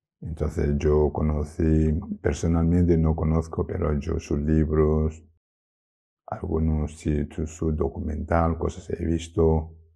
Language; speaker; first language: Spanish; non-native, learner; Tibetan